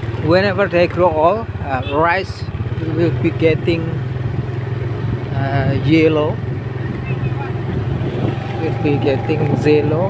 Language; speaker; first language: English; non-native, learner; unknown